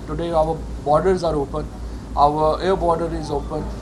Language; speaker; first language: English; non-native, local second language; Urdu